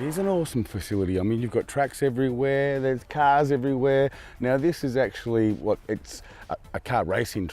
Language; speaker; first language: English; native; English